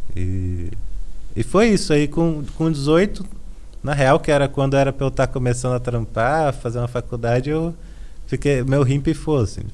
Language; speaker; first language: Portuguese; native; Portuguese